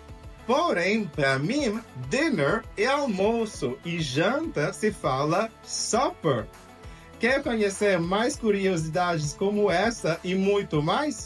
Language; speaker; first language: Portuguese; non-native, fluent; English